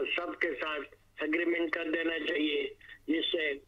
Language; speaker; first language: Hindi; non-native, local second language; Gujarati